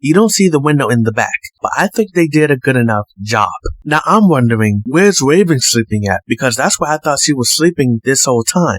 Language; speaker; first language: English; native; English